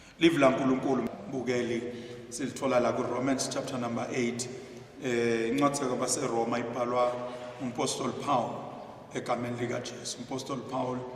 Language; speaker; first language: Zulu; non-native, local second language; Swati